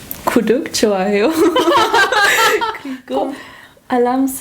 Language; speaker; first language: Korean; non-native, learner; German